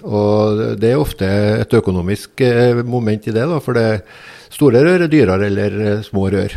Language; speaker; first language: Norwegian; native; Norwegian